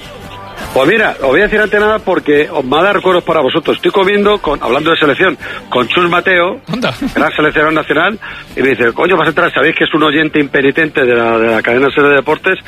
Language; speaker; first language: Spanish; native; Spanish